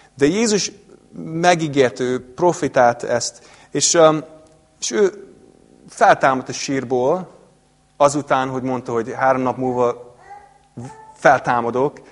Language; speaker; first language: Hungarian; non-native, fluent; English